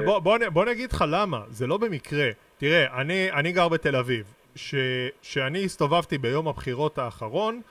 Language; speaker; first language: Hebrew; native; Hebrew